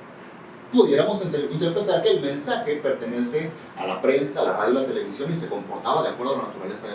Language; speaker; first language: Spanish; native; Spanish